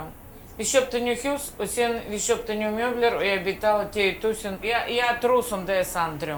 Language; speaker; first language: Swedish; non-native, learner; Russian